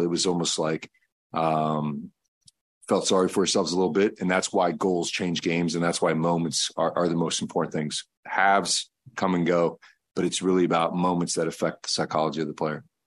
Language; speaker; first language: English; early bilingual, other home language; Spanish